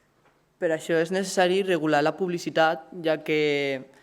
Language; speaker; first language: Catalan; native; Catalan